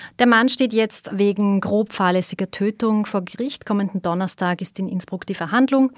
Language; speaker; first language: German; native; German